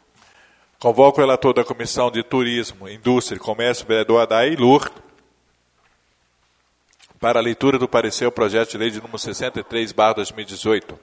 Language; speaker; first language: Portuguese; native; Portuguese